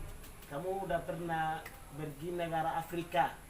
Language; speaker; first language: Indonesian; non-native, learner; Somali